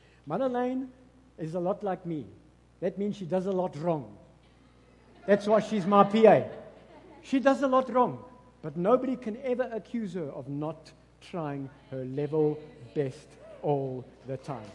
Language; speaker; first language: English; non-native, local second language; Afrikaans